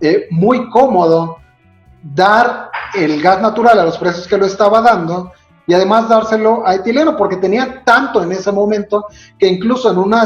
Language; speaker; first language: Spanish; native; Spanish